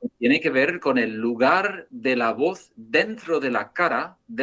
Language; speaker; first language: Spanish; non-native, fluent; English